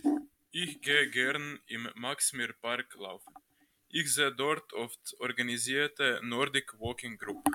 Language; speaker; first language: German; non-native, learner; Croatian